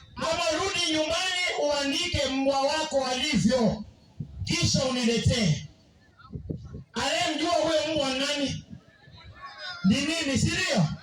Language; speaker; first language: Swahili; non-native, local second language; Giryama